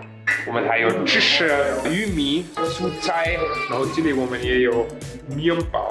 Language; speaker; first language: Chinese; non-native, fluent; German